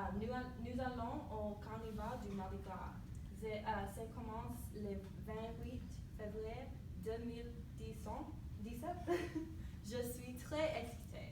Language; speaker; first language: French; non-native, learner; English